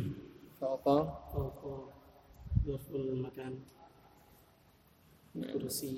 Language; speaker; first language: Arabic; non-native, learner; Indonesian